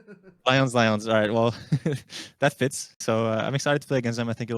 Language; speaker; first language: English; native; English